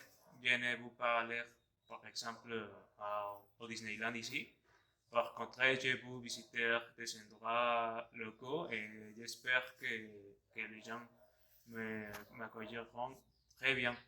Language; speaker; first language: French; non-native, learner; Spanish